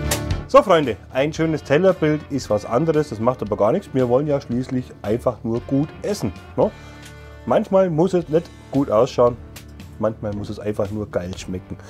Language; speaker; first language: German; native; German